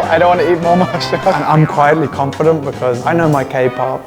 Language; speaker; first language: English; native; English